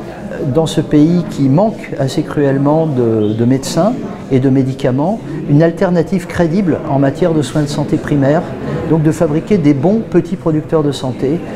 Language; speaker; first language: French; native; French